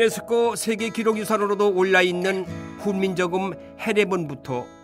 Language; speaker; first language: Korean; native; Korean